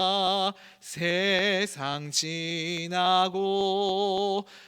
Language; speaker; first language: Korean; native; Korean